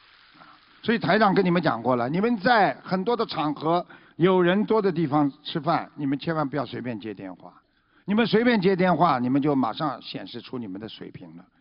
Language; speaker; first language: Chinese; native; Chinese